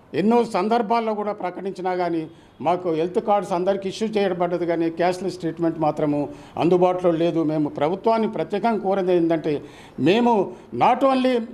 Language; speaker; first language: Telugu; native; Telugu